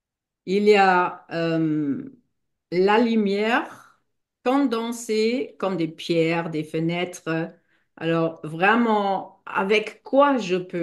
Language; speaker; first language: French; non-native, fluent; German